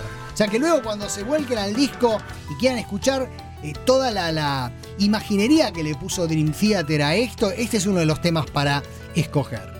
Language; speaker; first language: Spanish; native; Spanish